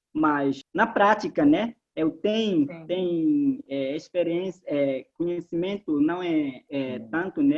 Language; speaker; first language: Portuguese; non-native, local second language; Ticuna